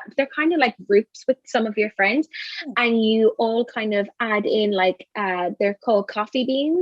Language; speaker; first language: English; native; English